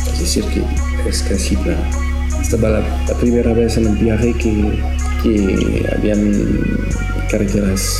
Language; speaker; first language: Spanish; non-native, learner; French